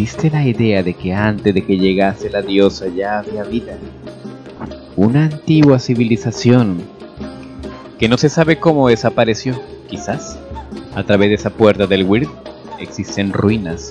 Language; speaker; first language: Spanish; native; Spanish